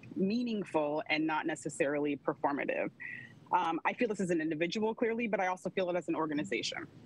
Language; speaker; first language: English; native; English